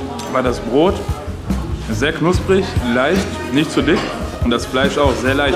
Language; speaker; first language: German; native; German